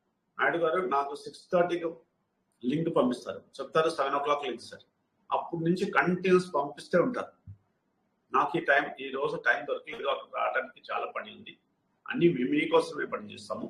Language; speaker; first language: Telugu; non-native, local second language; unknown